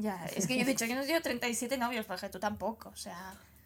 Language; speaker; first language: Spanish; native; Spanish